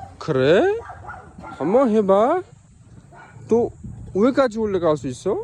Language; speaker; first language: Korean; non-native, learner; Uzbek